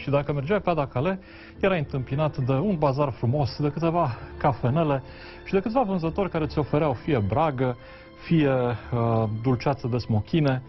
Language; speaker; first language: Romanian; native; Romanian